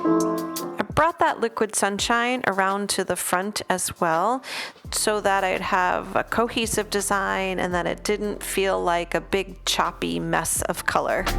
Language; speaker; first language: English; native; English